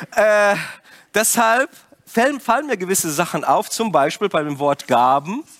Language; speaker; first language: German; non-native, fluent; Portuguese